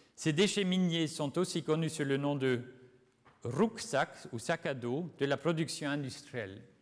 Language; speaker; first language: French; non-native, fluent; Swiss German